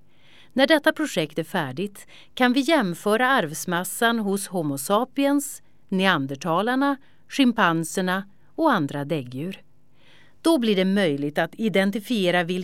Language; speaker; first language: Swedish; native; Swedish